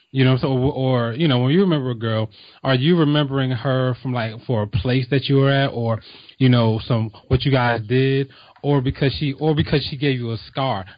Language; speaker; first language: English; native; English